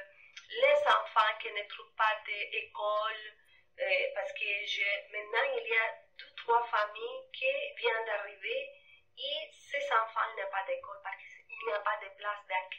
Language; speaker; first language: French; non-native, fluent; Spanish